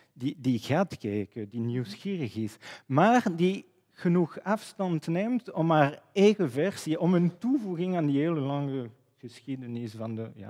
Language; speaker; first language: Dutch; non-native, fluent; French